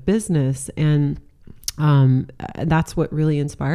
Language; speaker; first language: English; native; English